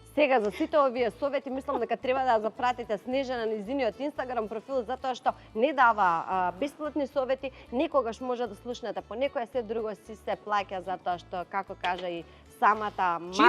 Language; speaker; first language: Macedonian; native; Macedonian